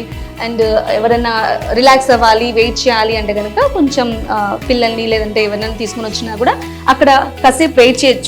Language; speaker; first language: Telugu; native; Telugu